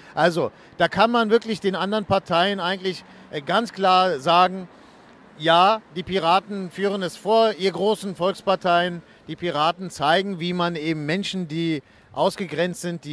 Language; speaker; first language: German; early bilingual, other home language; Turkish